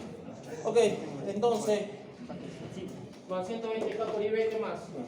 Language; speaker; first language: Spanish; native; Spanish